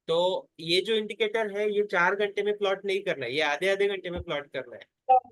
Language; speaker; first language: Hindi; non-native, local second language; Marathi